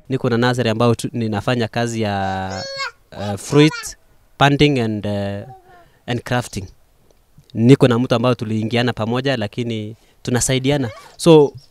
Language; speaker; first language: Swahili; non-native, local second language; Kalenjin